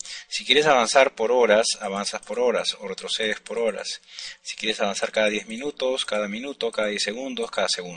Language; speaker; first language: Spanish; native; Spanish